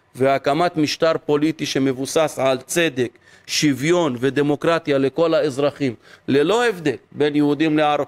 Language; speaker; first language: Hebrew; non-native, local second language; Arabic